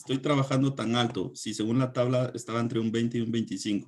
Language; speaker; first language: Spanish; native; Spanish